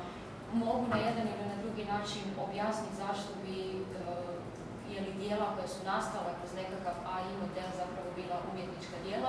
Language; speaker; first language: Croatian; native; Croatian